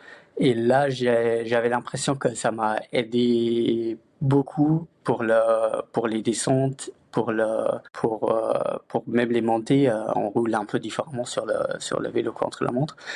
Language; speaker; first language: French; non-native, fluent; Luxembourgish